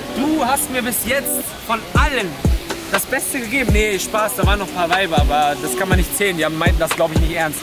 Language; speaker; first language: German; early bilingual, other home language; Turkish